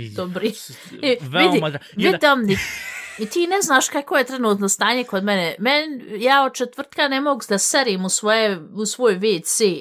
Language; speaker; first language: Bosnian; early bilingual, heritage; Bosnian